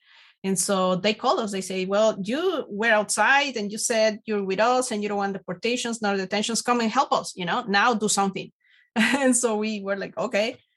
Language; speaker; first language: English; non-native, fluent; Spanish